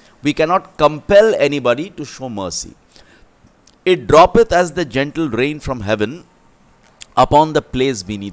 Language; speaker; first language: English; non-native, local second language; Bangla